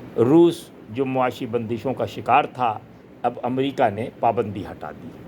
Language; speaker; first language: Urdu; native; Urdu